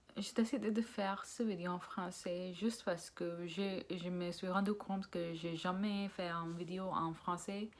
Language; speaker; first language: French; non-native, learner; Punjabi